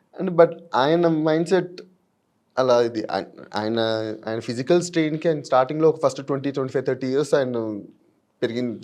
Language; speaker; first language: Telugu; native; Telugu